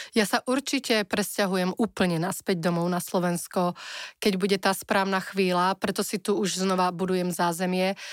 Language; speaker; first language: Slovak; native; Slovak